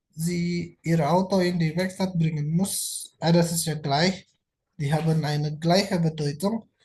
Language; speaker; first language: German; non-native, fluent; Indonesian